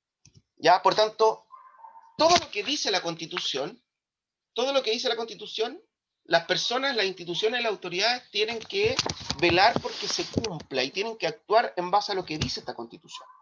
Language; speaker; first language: Spanish; native; Spanish